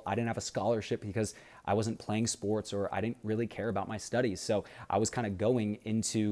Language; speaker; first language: English; native; English